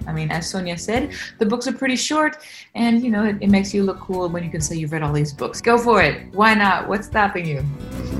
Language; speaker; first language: English; native; English